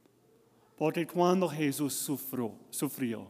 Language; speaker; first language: Spanish; non-native, learner; English